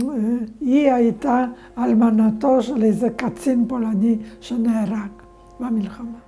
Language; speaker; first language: Hebrew; non-native, fluent; Polish